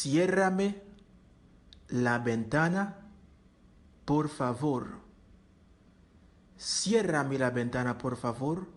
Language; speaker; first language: Spanish; non-native, learner; Haitian Creole